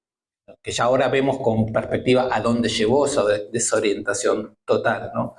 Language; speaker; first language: Spanish; native; Spanish